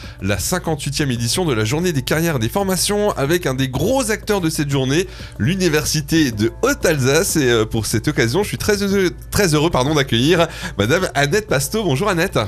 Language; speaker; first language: French; native; French